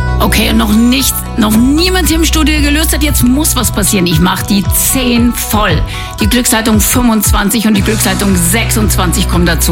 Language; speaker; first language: German; native; German